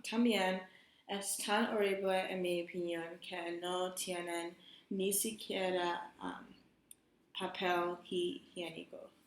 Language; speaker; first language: Spanish; non-native, learner; English